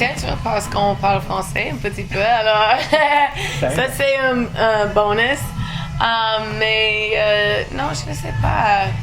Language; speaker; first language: French; non-native, learner; English